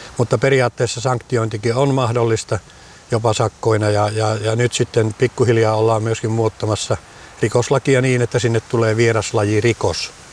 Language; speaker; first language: Finnish; native; Finnish